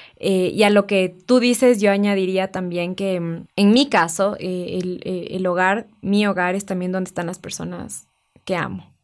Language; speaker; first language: Spanish; native; Spanish